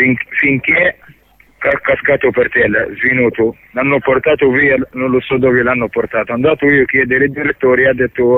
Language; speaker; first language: Italian; non-native, learner; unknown